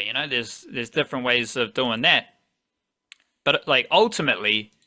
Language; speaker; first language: English; native; English